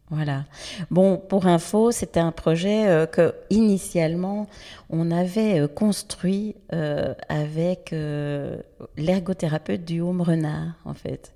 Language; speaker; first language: French; native; French